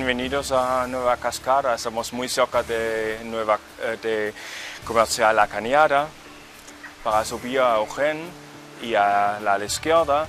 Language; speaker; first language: Spanish; non-native, fluent; German